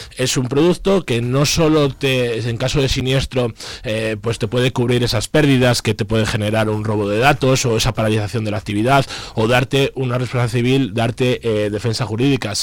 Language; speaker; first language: Spanish; native; Spanish